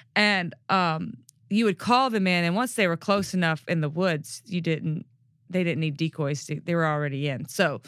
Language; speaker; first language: English; native; English